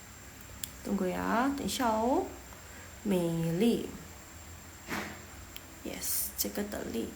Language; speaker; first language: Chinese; non-native, fluent; Indonesian